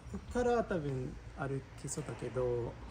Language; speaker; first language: Japanese; non-native, fluent; Spanish